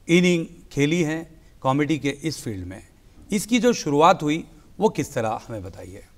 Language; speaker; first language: Hindi; native; Hindi